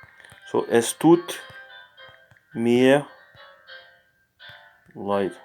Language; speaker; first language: German; non-native, learner; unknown